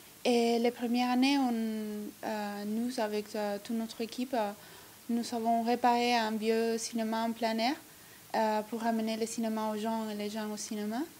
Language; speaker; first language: French; non-native, learner; Italian